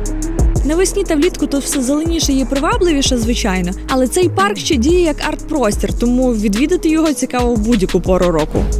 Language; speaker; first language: Ukrainian; native; Ukrainian